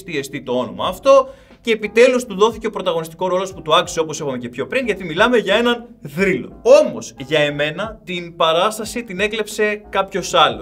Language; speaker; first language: Greek; native; Greek